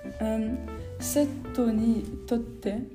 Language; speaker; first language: Japanese; non-native, learner; French